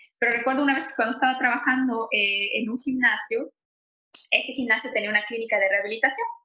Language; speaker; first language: Spanish; native; Spanish